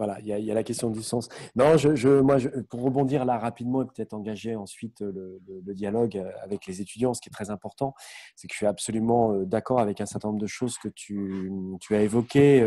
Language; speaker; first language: French; native; French